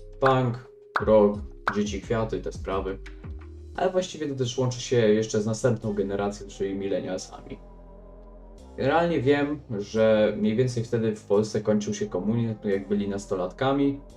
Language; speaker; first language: Polish; native; Polish